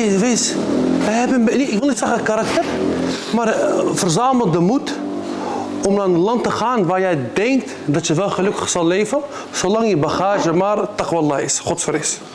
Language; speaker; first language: Dutch; early bilingual, other home language; Arabic